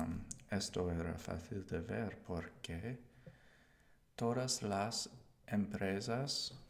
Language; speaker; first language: Spanish; non-native, learner; English